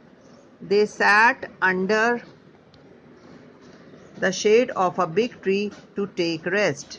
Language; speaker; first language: English; non-native, local second language; Hindi